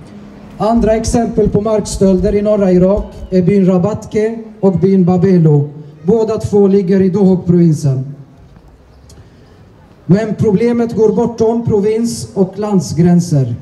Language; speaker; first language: Swedish; early bilingual, other home language; Assyrian Neo-Aramaic